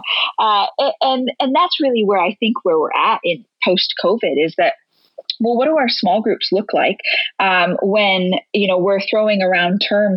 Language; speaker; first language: English; native; English